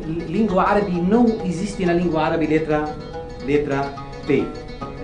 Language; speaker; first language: Portuguese; non-native, learner; Arabic